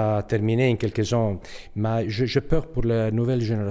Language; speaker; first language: French; non-native, fluent; Italian